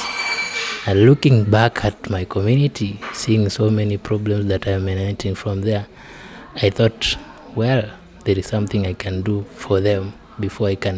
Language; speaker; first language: English; non-native, local second language; Kalenjin